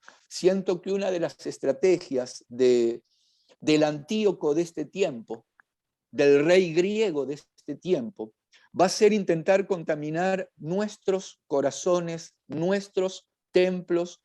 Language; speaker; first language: Spanish; native; Spanish